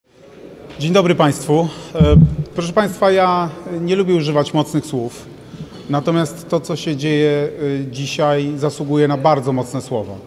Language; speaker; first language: Polish; native; Polish